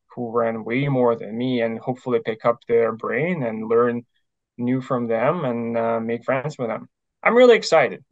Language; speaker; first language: English; non-native, fluent; Ukrainian